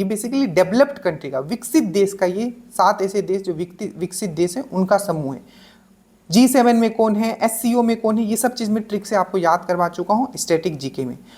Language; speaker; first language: Hindi; native; Hindi